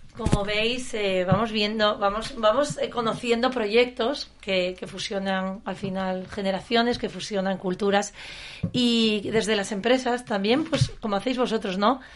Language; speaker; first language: Spanish; native; Spanish